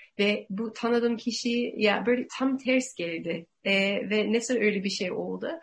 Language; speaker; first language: Turkish; non-native, learner; English